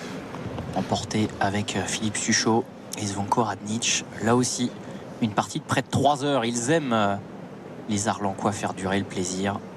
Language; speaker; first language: French; native; French